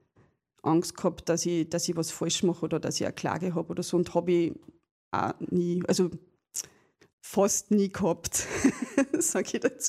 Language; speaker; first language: German; native; German